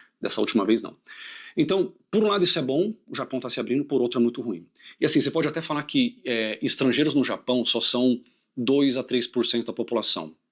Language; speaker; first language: Portuguese; native; Portuguese